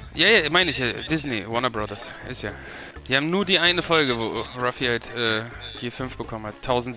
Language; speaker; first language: German; native; German